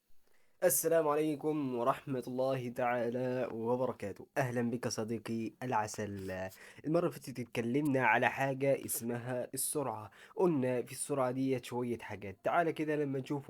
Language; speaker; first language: Arabic; native; Arabic